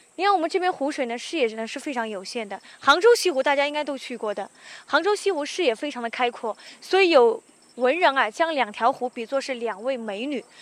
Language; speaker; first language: Chinese; native; Chinese